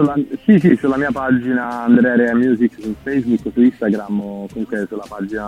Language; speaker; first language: Italian; native; Italian